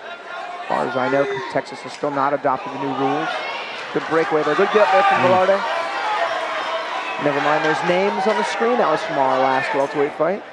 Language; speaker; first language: English; native; English